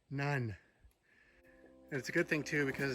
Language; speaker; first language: English; native; English